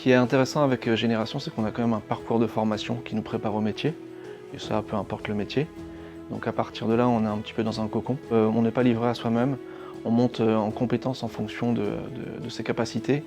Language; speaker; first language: French; native; French